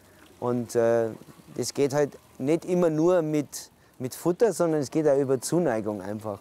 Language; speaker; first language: German; native; German